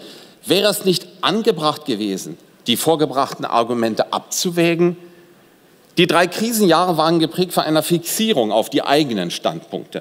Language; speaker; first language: German; native; German